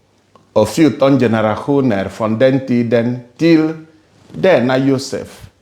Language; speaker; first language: Swedish; non-native, fluent; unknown